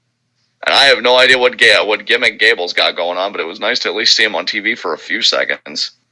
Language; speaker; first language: English; native; English